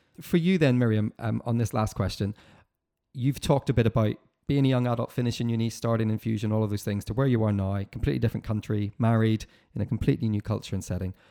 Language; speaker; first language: English; native; English